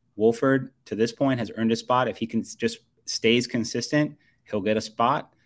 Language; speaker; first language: English; native; English